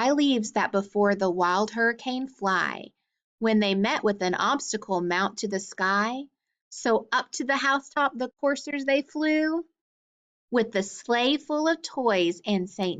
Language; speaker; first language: English; native; English